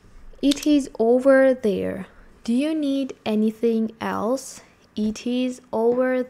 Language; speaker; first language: English; non-native, fluent; Georgian